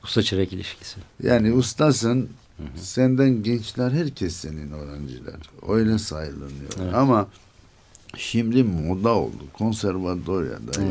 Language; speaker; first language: Turkish; non-native, learner; Armenian